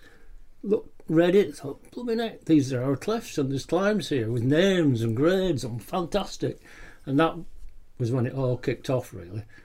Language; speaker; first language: English; native; English